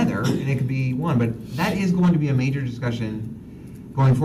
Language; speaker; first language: English; native; English